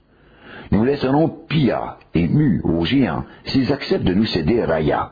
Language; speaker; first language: French; native; French